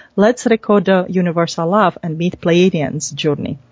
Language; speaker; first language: English; non-native, fluent; Czech